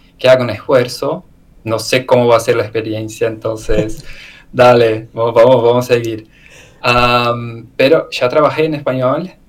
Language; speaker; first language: Spanish; non-native, learner; Portuguese